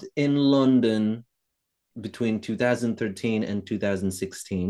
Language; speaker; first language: English; non-native, fluent; Italian